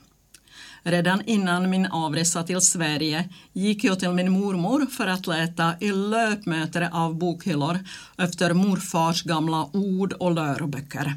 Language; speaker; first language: Swedish; non-native, fluent; Czech